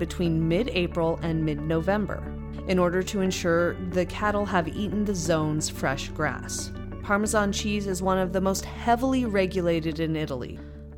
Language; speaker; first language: English; native; English